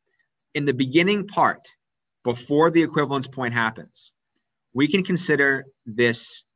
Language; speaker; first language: English; native; English